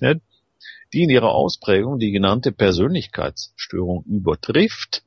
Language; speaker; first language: German; native; German